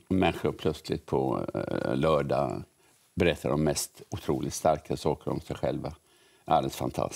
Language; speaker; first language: Swedish; native; Swedish